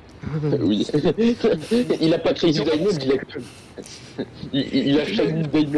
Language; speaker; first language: French; native; French